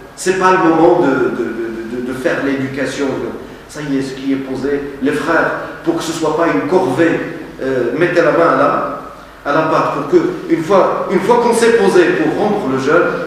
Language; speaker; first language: French; non-native, local second language; Arabic